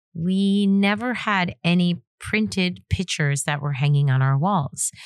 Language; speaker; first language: English; native; English